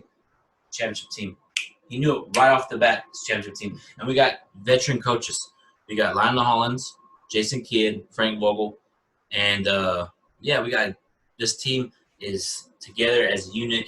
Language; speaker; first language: English; native; English